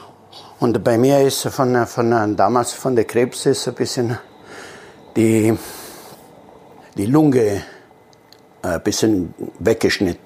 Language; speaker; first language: German; non-native, learner; Italian